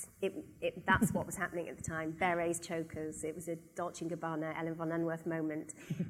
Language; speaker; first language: English; native; English